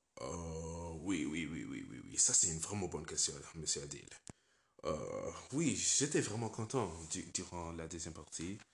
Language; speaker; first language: French; non-native, learner; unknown